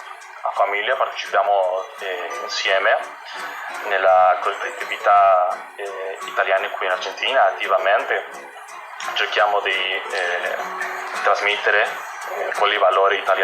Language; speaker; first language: Italian; non-native, fluent; Spanish